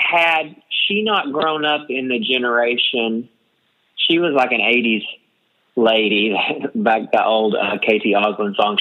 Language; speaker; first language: English; native; English